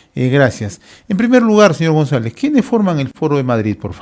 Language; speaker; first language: Spanish; native; Spanish